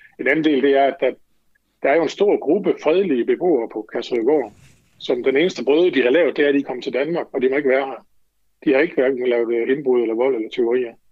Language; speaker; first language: Danish; native; Danish